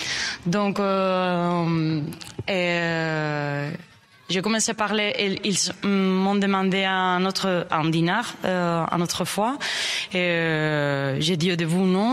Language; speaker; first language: French; non-native, learner; Spanish